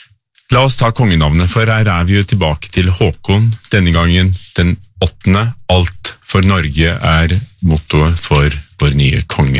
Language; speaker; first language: Norwegian; native; Norwegian